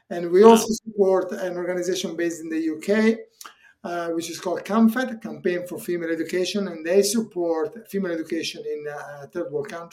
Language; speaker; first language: English; non-native, fluent; Italian